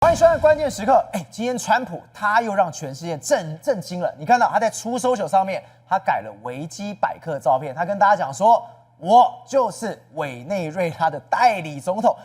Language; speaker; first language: Chinese; native; Chinese